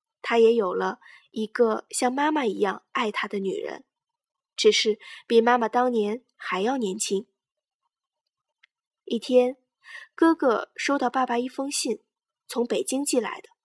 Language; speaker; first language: Chinese; native; Chinese